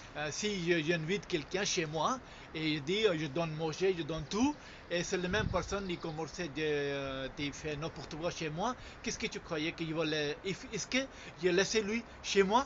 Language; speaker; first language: French; non-native, fluent; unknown